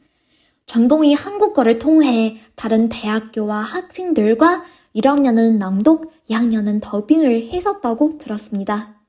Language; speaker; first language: Korean; non-native, fluent; Chinese